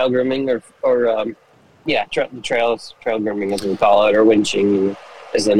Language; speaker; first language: English; native; English